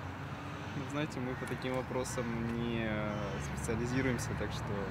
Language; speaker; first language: Russian; native; Russian